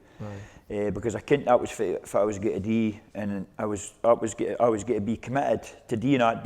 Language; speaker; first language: English; native; English